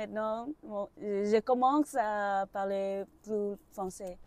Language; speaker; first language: French; non-native, learner; Vietnamese